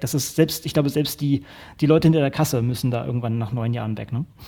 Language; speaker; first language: German; native; German